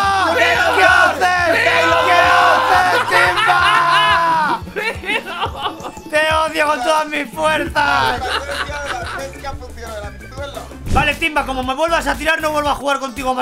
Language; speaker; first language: Spanish; native; Spanish